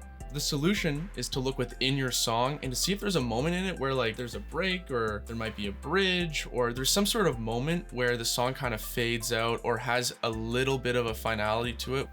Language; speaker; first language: English; native; English